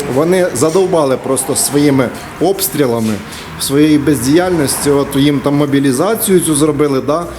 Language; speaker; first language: Ukrainian; non-native, local second language; Russian